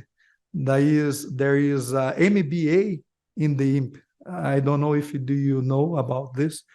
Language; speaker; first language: English; non-native, learner; Portuguese